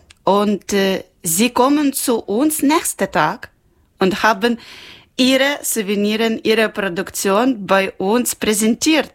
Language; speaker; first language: German; non-native, local second language; Ukrainian